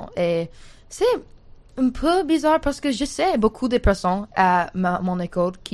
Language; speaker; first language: French; non-native, learner; English